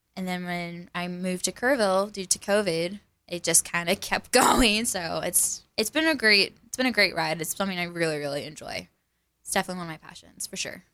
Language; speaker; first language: English; native; English